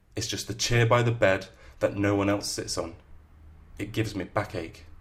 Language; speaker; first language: English; native; English